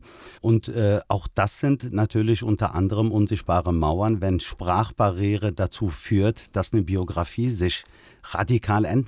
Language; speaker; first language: German; early bilingual, other home language; Turkish